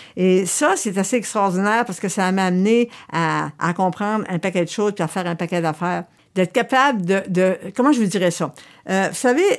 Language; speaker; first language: French; native; French